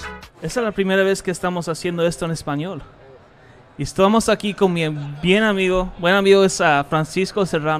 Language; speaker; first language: Spanish; early bilingual, heritage; Spanish